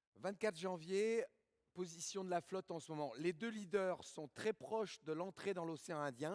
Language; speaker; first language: French; native; French